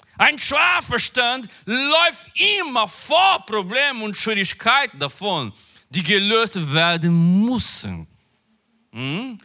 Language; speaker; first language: German; non-native, learner; Portuguese